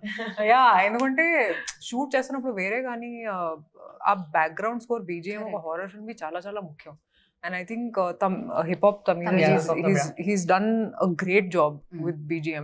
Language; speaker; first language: Telugu; non-native, fluent; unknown